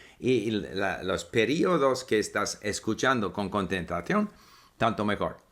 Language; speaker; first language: Spanish; non-native, fluent; English